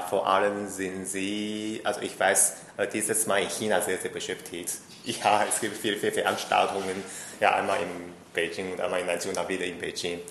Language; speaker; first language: German; non-native, fluent; Chinese